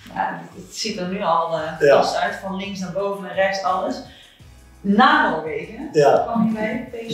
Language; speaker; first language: Dutch; native; Dutch